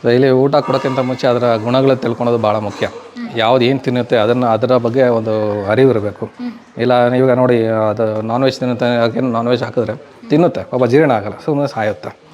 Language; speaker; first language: Kannada; native; Kannada